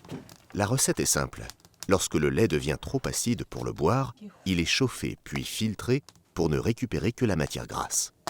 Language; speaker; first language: French; native; French